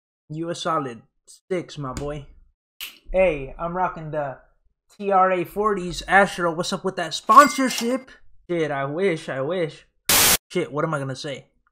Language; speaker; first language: English; early bilingual, other home language; Spanish